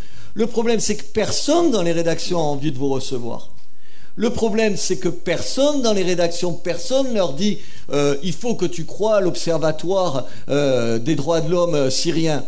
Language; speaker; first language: French; native; French